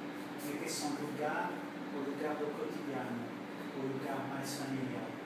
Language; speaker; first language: Portuguese; non-native, fluent; French